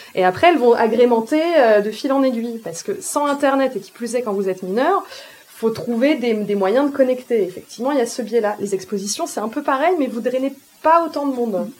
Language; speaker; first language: French; native; French